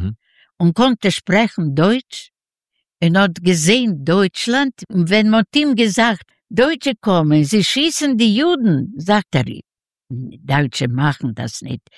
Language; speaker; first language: German; non-native, learner; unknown